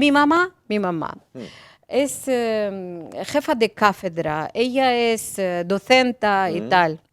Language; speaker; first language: Spanish; non-native, learner; Ukrainian